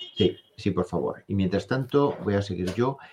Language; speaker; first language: Spanish; native; Spanish